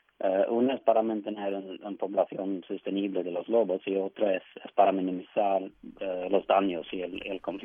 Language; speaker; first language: Spanish; non-native, fluent; Swedish